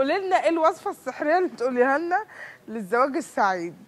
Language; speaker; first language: Arabic; native; Arabic